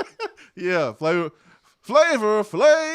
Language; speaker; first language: English; native; English